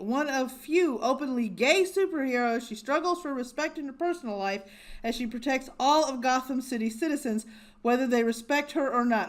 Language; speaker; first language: English; native; English